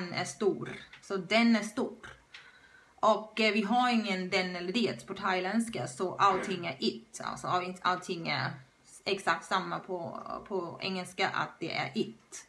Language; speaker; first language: Swedish; non-native, fluent; Thai